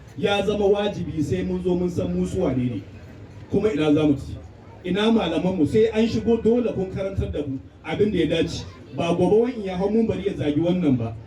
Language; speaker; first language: Hausa; non-native, local second language; Fula